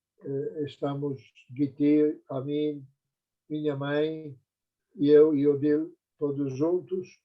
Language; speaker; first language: Portuguese; non-native, fluent; Persian